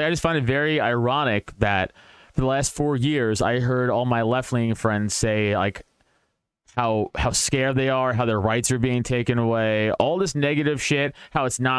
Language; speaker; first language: English; native; English